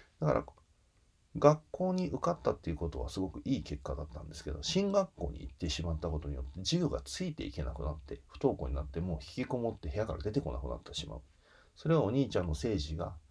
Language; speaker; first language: Japanese; native; Japanese